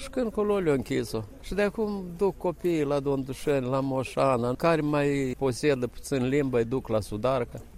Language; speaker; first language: Romanian; native; Romanian